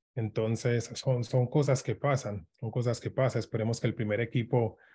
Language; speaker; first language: Spanish; native; Spanish